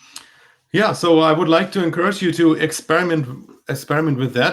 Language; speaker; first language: English; non-native, fluent; German